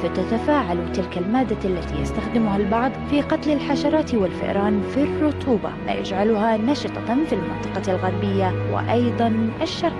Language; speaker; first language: Arabic; native; Arabic